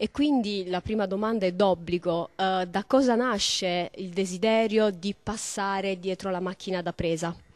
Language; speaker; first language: Italian; native; Italian